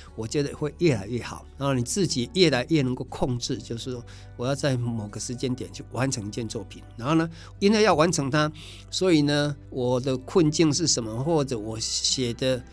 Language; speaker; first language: Chinese; non-native, local second language; Min Nan Chinese